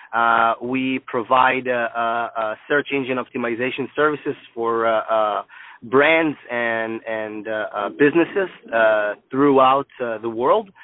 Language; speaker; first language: English; non-native, fluent; Hebrew